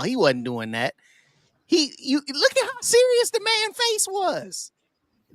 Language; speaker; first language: English; native; English